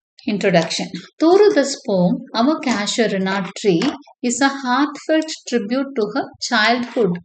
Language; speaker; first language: English; non-native, local second language; Tamil